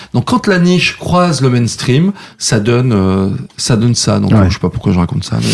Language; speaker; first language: French; native; French